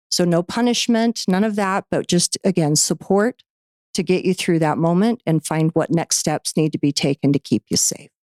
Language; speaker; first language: English; native; English